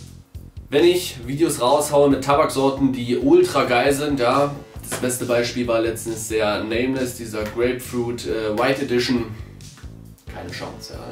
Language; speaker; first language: German; native; German